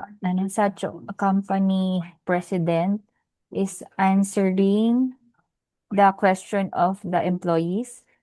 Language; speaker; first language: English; non-native, local second language; Filipino